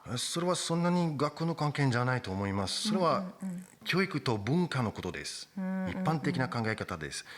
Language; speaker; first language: Japanese; non-native, learner; French